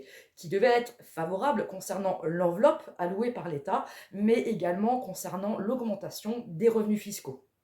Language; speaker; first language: French; native; French